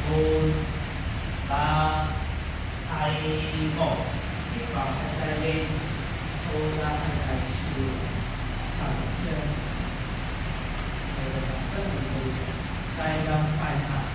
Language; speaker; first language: Vietnamese; non-native, fluent; Hindi